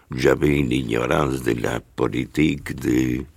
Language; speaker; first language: French; non-native, fluent; Spanish